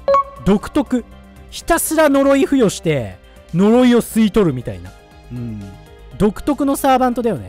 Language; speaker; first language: Japanese; native; Japanese